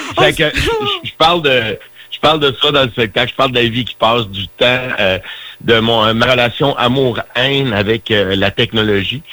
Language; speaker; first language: French; native; French